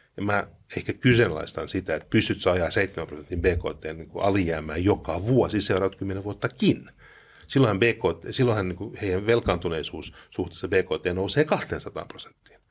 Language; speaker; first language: Finnish; early bilingual, heritage; Finnish